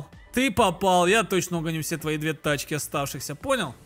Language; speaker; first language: Russian; native; Russian